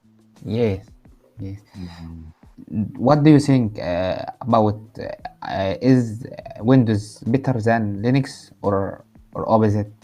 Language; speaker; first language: English; non-native, learner; Arabic